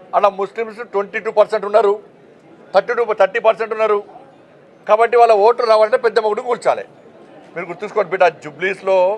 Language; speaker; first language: Telugu; native; Telugu